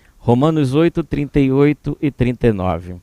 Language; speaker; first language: Portuguese; native; Portuguese